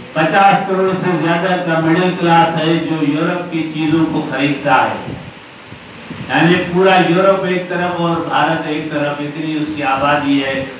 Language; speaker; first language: Urdu; non-native, local second language; Sindhi